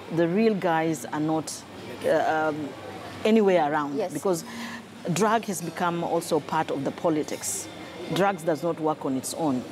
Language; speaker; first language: English; non-native, local second language; Swahili